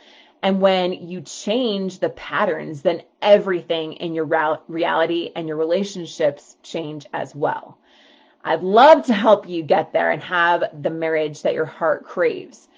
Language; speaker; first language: English; native; English